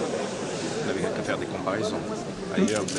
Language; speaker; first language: French; non-native, local second language; Arabic